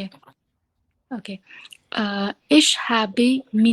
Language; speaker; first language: German; non-native, learner; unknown